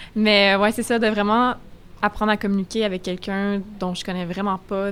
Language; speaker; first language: French; native; French